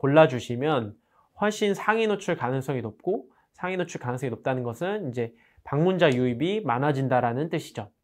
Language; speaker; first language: Korean; native; Korean